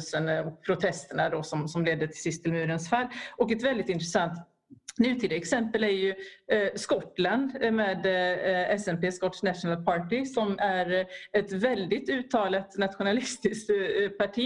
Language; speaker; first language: Swedish; native; Swedish